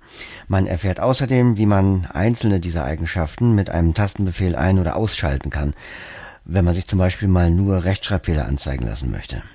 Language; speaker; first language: German; native; German